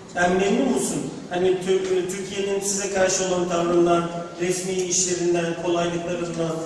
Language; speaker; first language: Turkish; native; Turkish